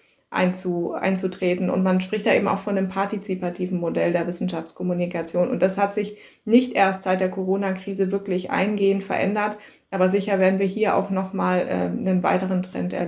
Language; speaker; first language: German; native; German